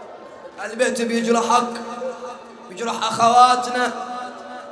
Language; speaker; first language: Arabic; native; Arabic